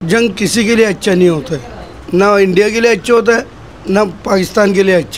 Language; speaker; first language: Hindi; non-native, local second language; Bangla